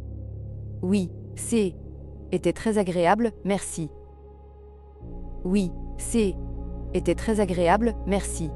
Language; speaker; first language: French; native; French